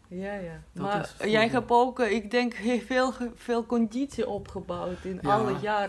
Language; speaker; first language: Dutch; non-native, learner; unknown